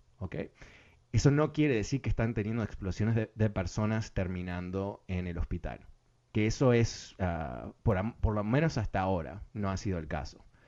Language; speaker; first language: Spanish; early bilingual, other home language; English